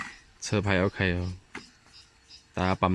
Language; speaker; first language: Chinese; native; Chinese